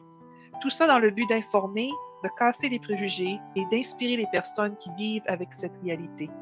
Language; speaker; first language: French; native; French